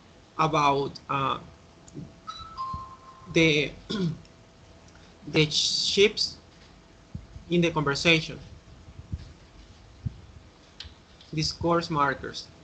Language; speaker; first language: English; non-native, fluent; Spanish